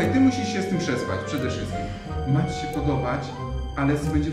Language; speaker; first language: Polish; native; Polish